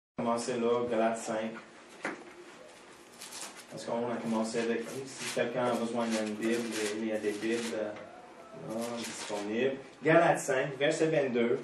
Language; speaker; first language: French; non-native, fluent; English